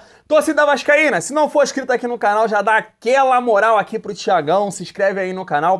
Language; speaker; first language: Portuguese; native; Portuguese